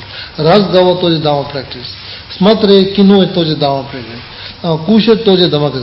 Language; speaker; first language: Russian; non-native, learner; Tibetan